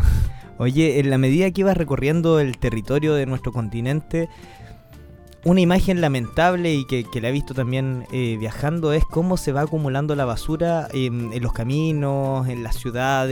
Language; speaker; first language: Spanish; native; Spanish